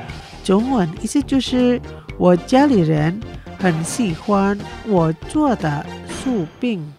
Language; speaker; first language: Chinese; early bilingual, heritage; Chinese